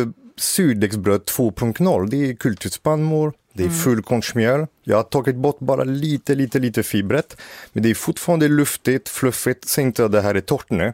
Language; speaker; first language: Swedish; native; Swedish